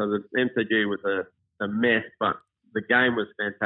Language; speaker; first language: English; native; English